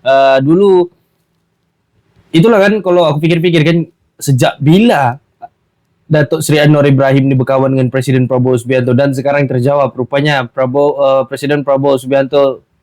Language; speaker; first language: Malay; native; Malay